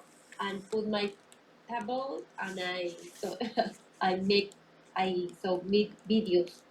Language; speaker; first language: English; non-native, learner; Spanish